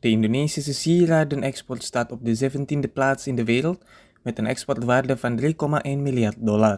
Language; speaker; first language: Dutch; non-native, fluent; Indonesian